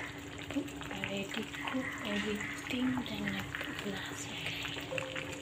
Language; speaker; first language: English; non-native, learner; Indonesian